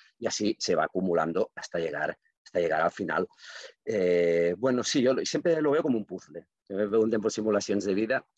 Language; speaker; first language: Spanish; non-native, local second language; Catalan